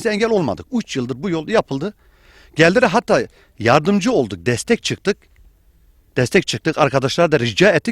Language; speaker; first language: Turkish; non-native, local second language; Kurdish